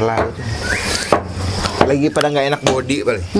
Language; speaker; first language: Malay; non-native, local second language; Sundanese